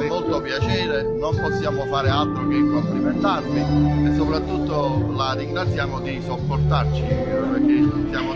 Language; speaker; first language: Italian; native; Italian